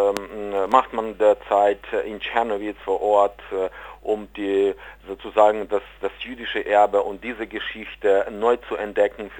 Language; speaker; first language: German; non-native, fluent; Ukrainian